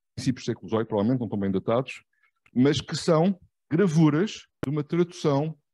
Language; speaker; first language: Portuguese; native; Portuguese